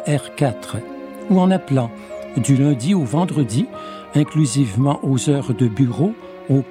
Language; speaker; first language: French; native; French